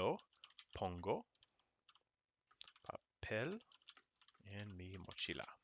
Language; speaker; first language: Spanish; non-native, fluent; English